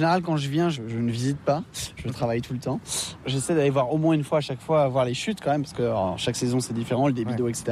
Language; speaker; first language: French; native; French